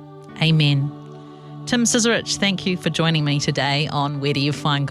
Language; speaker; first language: English; native; English